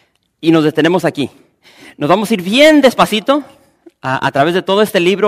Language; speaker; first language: Spanish; native; Spanish